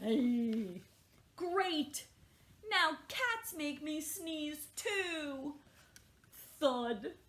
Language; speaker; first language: English; native; English